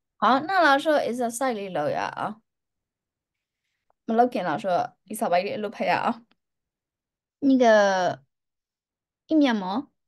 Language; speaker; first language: Chinese; native; Chinese